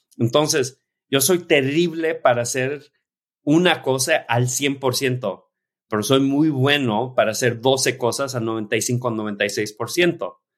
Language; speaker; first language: Spanish; early bilingual, heritage; Spanish